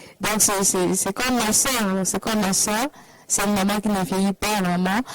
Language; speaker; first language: French; non-native, local second language; Lingala